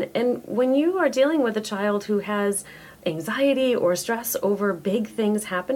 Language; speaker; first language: English; native; English